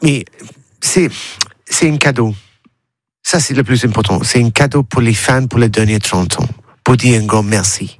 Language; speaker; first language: French; non-native, learner; English